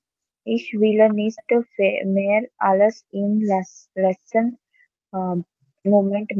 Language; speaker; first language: German; non-native, learner; Hindi